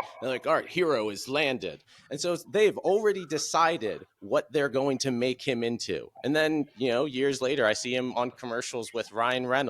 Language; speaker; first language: English; native; English